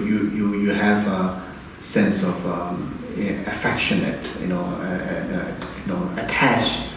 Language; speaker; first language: English; non-native, fluent; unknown